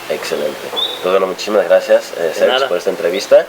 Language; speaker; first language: Spanish; native; Spanish